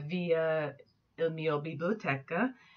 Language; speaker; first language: Italian; non-native, learner; English